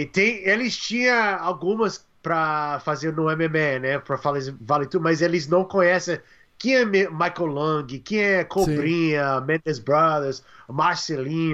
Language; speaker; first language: Portuguese; non-native, learner; English